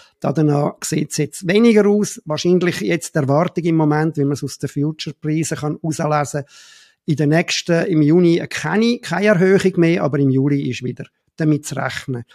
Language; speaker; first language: German; native; German